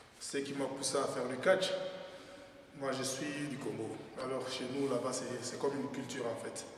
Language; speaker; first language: French; non-native, local second language; Lingala